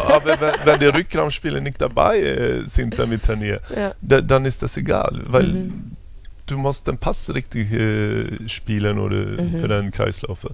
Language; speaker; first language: German; non-native, fluent; Swedish